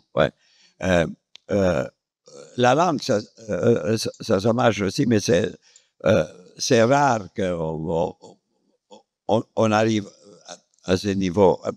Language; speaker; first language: French; non-native, fluent; Romanian